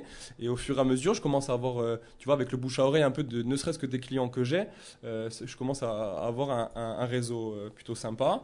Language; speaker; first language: French; native; French